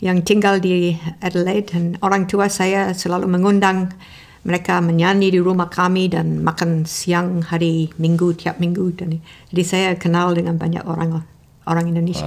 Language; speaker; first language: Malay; non-native, fluent; English